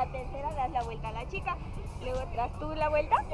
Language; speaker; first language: Spanish; native; Spanish